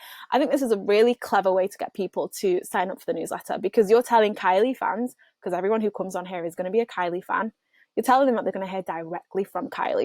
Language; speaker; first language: English; native; English